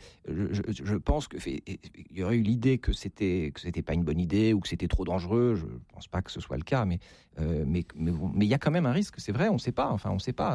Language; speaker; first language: French; native; French